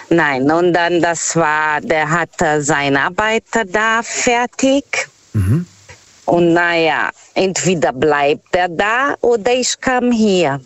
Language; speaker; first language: German; non-native, fluent; Portuguese